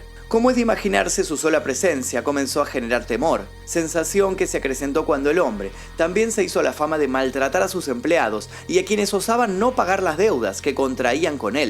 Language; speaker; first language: Spanish; native; Spanish